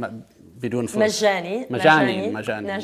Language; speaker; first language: Arabic; non-native, learner; English